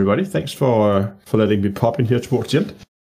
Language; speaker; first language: English; non-native, fluent; Danish